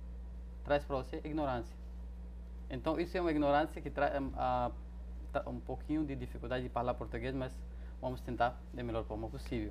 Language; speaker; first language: Portuguese; non-native, fluent; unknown